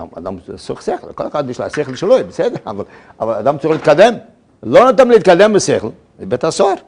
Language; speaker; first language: Hebrew; non-native, fluent; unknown